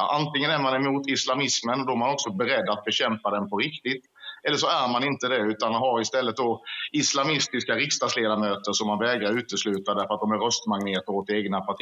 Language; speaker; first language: Swedish; native; Swedish